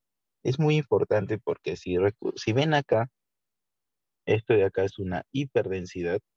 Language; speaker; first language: Spanish; native; Spanish